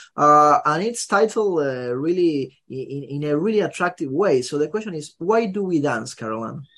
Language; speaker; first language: English; non-native, fluent; Spanish